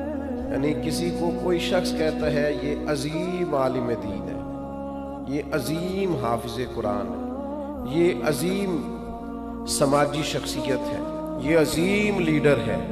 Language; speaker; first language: Urdu; native; Urdu